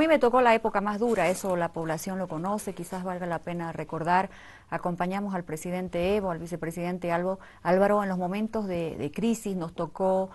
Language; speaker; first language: Spanish; native; Spanish